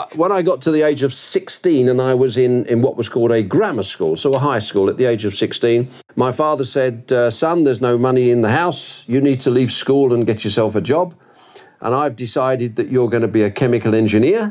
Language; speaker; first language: English; native; English